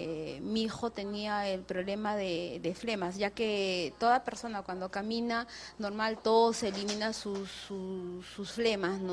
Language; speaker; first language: Spanish; native; Spanish